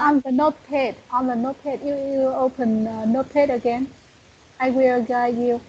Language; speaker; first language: English; non-native, learner; Vietnamese